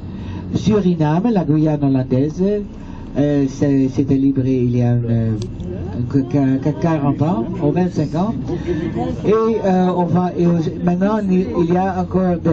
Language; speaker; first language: French; non-native, fluent; Dutch